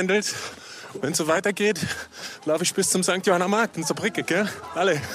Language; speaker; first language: German; native; German